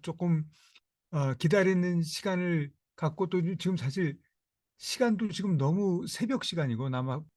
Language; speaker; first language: Korean; native; Korean